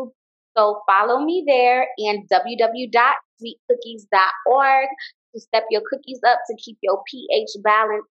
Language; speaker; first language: English; native; English